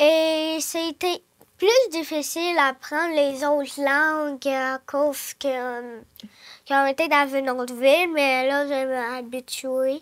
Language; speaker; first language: French; early bilingual, other home language; Ukrainian